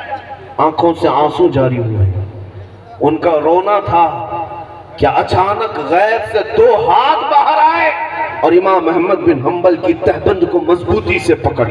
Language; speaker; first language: Urdu; native; Urdu